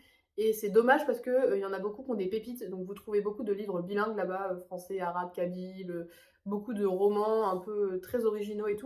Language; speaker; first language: French; native; French